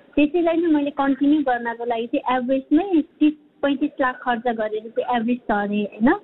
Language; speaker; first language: Nepali; non-native, local second language; Sherpa